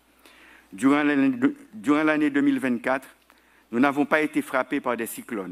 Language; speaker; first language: French; non-native, local second language; Haitian Creole